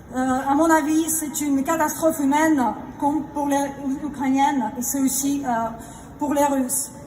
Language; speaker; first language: French; non-native, fluent; Russian